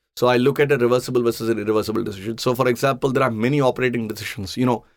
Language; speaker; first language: English; non-native, local second language; Tamil